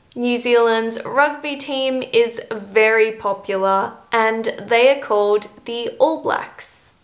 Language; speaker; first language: English; native; English